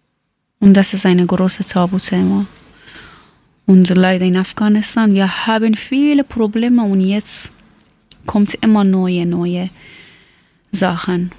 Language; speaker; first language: German; non-native, learner; Persian